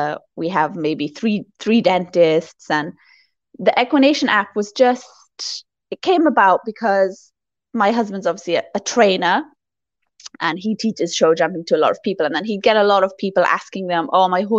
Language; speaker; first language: English; native; English